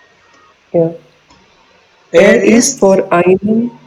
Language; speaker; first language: German; non-native, learner; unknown